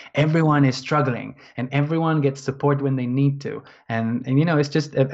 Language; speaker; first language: English; non-native, fluent; Spanish